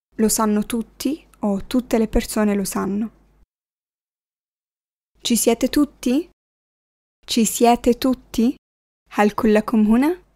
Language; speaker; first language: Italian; non-native, fluent; Arabic